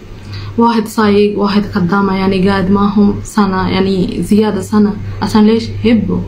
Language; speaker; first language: Arabic; non-native, learner; Telugu